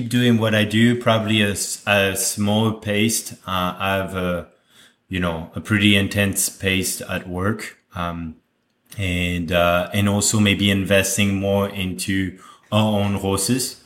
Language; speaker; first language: English; non-native, fluent; French